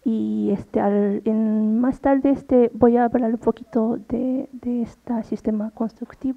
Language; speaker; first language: Spanish; non-native, fluent; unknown